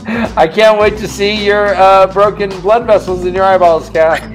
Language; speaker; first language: English; native; English